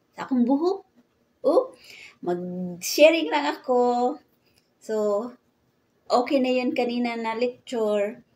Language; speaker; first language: Filipino; non-native, local second language; Cebuano